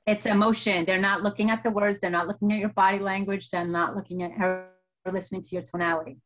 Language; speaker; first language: English; native; English